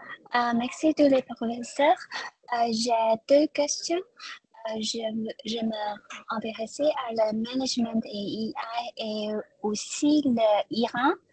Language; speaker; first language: French; non-native, learner; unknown